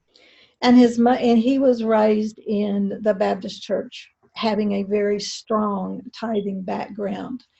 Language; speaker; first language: English; native; English